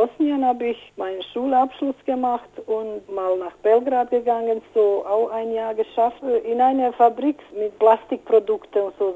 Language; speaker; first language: German; non-native, learner; Bosnian